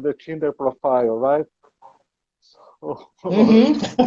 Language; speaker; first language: English; non-native, learner; Portuguese